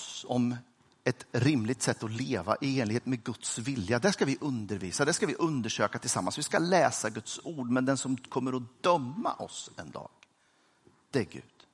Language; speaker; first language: Swedish; native; Swedish